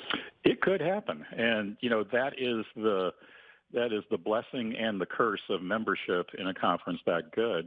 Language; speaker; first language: English; native; English